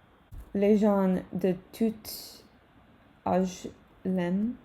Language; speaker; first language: French; non-native, learner; English